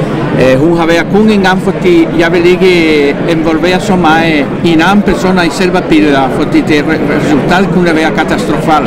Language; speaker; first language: Danish; non-native, fluent; Spanish